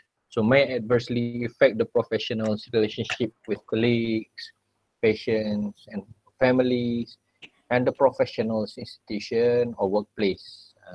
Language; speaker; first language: English; non-native, local second language; Malay